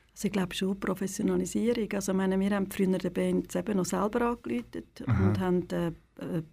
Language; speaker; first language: German; native; German